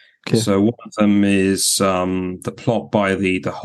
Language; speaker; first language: English; native; English